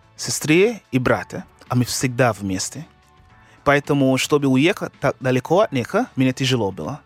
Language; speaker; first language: Russian; non-native, fluent; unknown